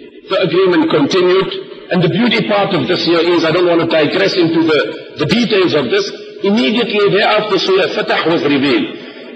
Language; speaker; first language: English; native; English